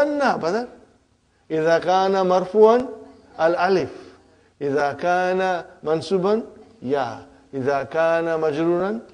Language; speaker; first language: Arabic; non-native, fluent; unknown